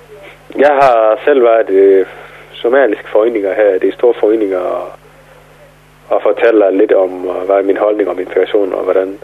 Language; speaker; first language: Danish; non-native, fluent; Somali